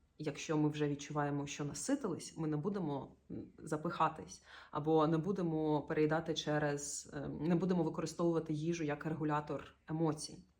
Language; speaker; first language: Ukrainian; native; Ukrainian